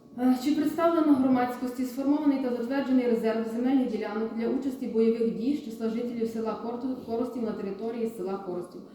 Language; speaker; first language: Ukrainian; native; Ukrainian